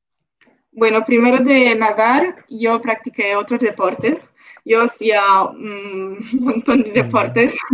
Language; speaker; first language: Spanish; non-native, local second language; Italian